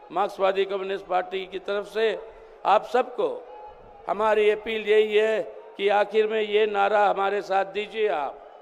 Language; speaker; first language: Hindi; non-native, local second language; Telugu